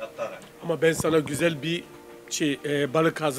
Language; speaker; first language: Turkish; non-native, learner; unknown